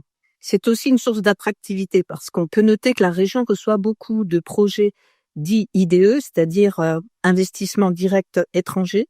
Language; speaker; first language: French; native; French